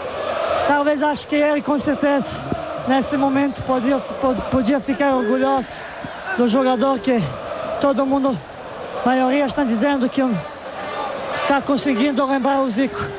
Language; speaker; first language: Portuguese; non-native, fluent; Serbian